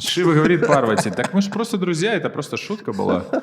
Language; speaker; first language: Russian; native; Russian